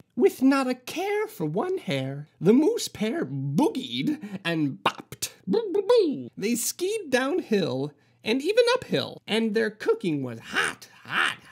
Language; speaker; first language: English; native; English